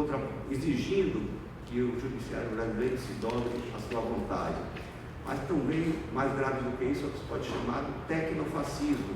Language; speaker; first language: Portuguese; native; Portuguese